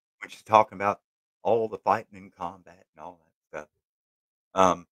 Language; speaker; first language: English; native; English